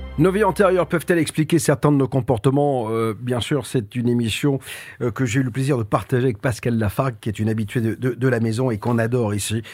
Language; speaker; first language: French; native; French